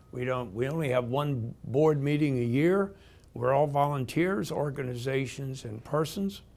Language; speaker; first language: English; native; English